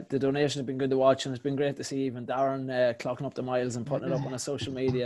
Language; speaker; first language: English; native; English